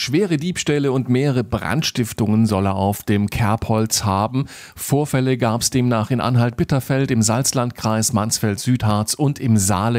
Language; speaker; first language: German; native; German